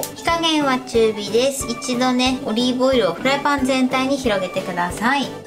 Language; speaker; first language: Japanese; native; Japanese